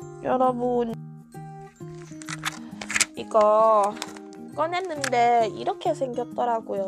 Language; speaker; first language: Korean; non-native, fluent; Thai